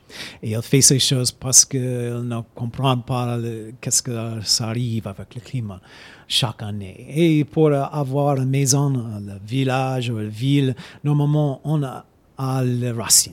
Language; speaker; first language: French; non-native, fluent; English